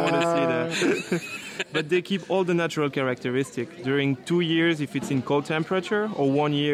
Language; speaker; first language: English; non-native, fluent; French